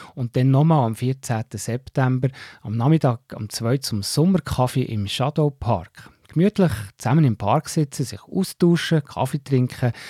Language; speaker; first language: German; native; German